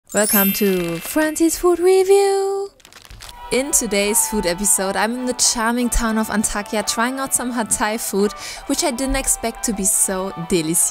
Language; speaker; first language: English; non-native, fluent; German